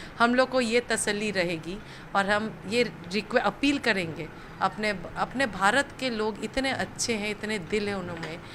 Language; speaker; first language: Hindi; native; Hindi